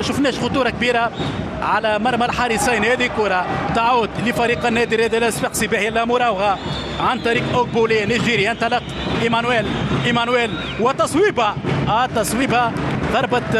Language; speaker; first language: Arabic; native; Arabic